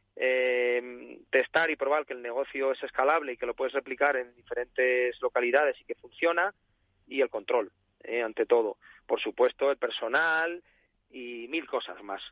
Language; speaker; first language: Spanish; native; Spanish